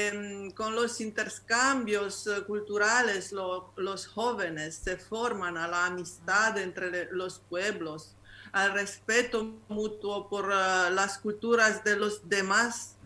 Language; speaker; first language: Spanish; non-native, learner; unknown